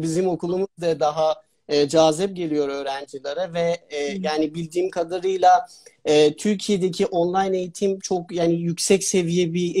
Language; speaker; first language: Turkish; non-native, fluent; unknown